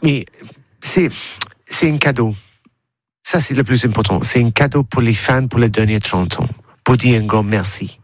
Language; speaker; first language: French; non-native, learner; English